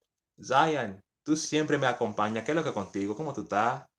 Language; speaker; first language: Spanish; early bilingual, heritage; English